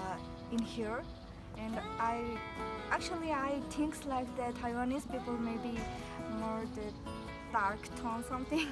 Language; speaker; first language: English; non-native, learner; Mongolian